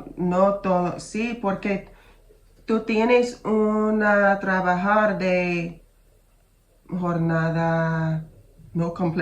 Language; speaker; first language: Spanish; non-native, learner; English